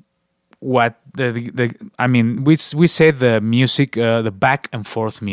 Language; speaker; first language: English; non-native, fluent; Spanish